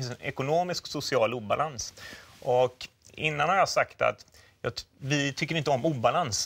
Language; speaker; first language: Swedish; native; Swedish